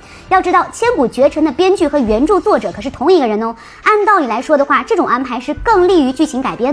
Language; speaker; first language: Chinese; native; Chinese